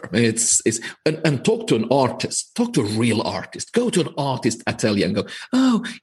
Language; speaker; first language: English; non-native, fluent; Finnish